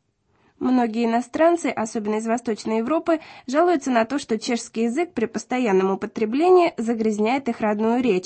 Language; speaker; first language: Russian; native; Russian